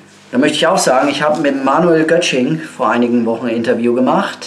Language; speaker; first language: German; native; German